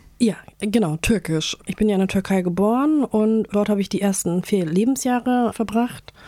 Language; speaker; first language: German; early bilingual, other home language; Turkish